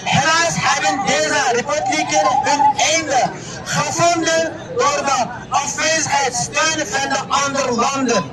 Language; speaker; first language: Dutch; non-native, learner; Uyghur